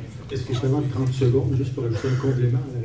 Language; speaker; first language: French; native; French